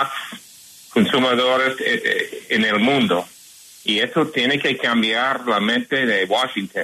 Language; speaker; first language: Spanish; non-native, fluent; English